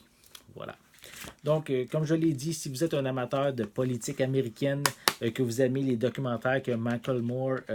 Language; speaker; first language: French; native; French